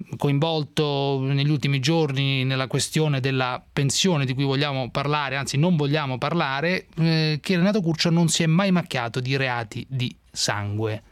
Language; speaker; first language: Italian; native; Italian